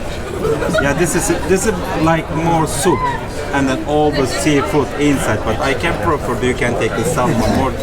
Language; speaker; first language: English; non-native, learner; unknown